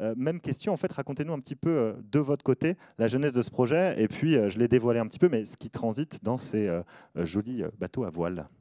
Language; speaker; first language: French; native; French